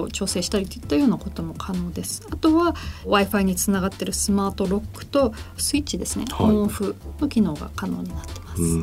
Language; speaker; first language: Japanese; native; Japanese